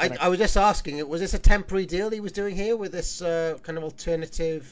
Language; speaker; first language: English; native; English